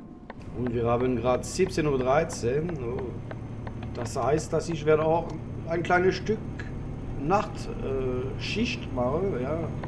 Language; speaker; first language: German; non-native, learner; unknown